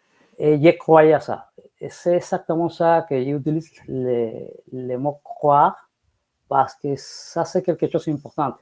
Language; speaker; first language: French; non-native, fluent; Spanish